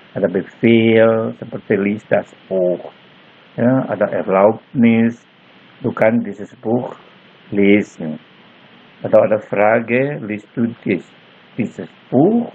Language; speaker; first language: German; non-native, fluent; Indonesian